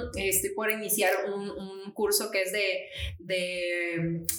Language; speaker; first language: Spanish; native; Spanish